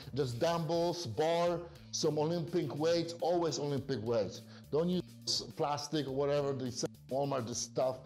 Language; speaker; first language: English; non-native, fluent; Polish